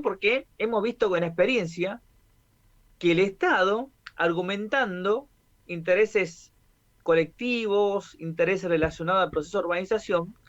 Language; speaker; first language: Spanish; native; Spanish